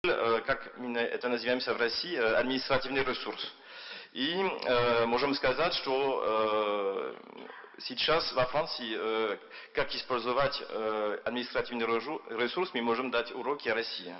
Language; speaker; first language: Russian; non-native, fluent; French